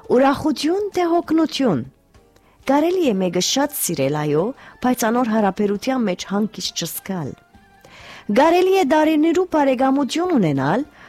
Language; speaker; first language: Armenian; early bilingual, heritage; Armenian